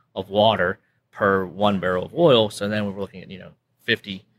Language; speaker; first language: English; native; English